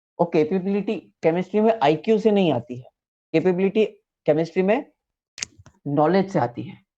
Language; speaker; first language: Hindi; native; Hindi